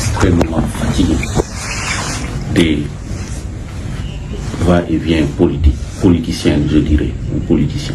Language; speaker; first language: French; non-native, local second language; Wolof